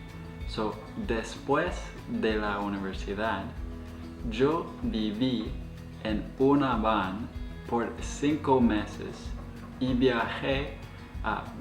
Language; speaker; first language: Spanish; non-native, fluent; English